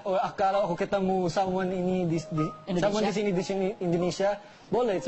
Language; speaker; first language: Indonesian; non-native, learner; Filipino